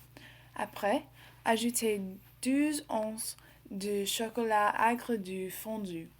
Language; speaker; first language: French; non-native, learner; English